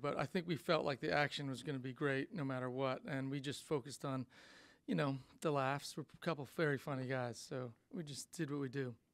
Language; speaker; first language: English; native; English